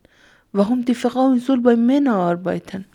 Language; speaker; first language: German; non-native, learner; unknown